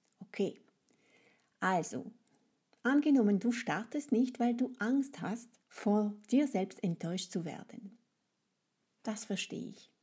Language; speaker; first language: German; non-native, fluent; French